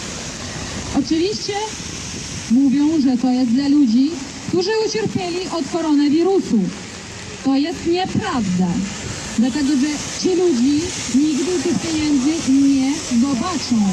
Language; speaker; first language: Polish; non-native, fluent; Belarusian